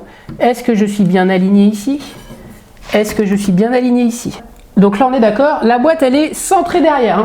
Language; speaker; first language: French; native; French